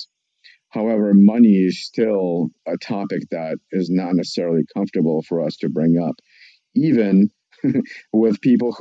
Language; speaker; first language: English; non-native, fluent; Russian